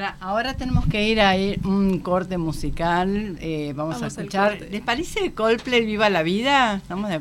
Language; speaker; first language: Spanish; native; Spanish